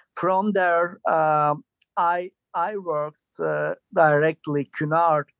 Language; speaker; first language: English; non-native, fluent; Turkish